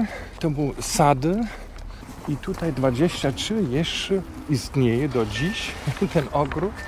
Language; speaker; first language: Polish; non-native, fluent; German